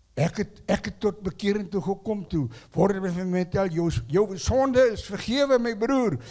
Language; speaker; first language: Afrikaans; non-native, local second language; English